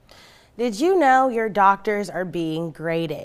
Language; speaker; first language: English; native; English